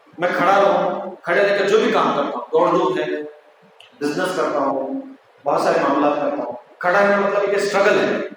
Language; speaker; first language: Urdu; native; Urdu